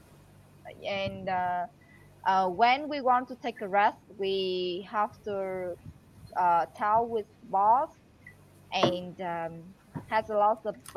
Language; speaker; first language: English; non-native, learner; Vietnamese